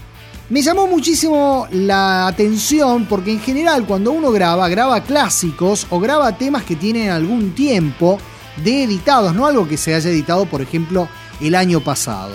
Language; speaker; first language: Spanish; native; Spanish